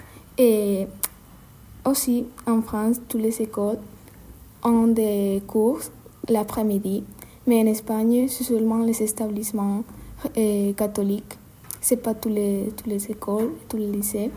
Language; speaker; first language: French; non-native, learner; Spanish